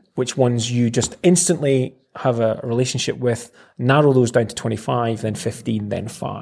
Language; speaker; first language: English; native; English